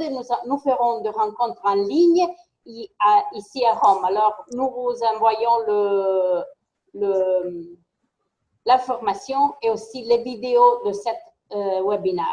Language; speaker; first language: French; non-native, fluent; Italian